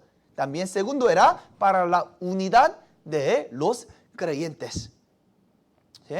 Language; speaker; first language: Spanish; non-native, fluent; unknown